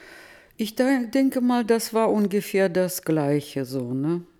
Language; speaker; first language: German; early bilingual, heritage; Russian